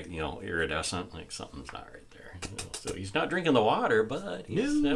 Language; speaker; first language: English; native; English